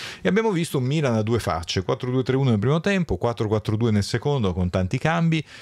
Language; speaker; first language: Italian; native; Italian